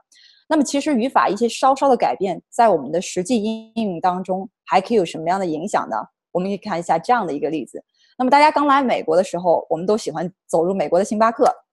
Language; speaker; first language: Chinese; native; Chinese